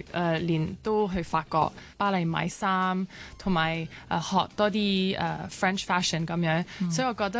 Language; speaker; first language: Cantonese; non-native, local second language; French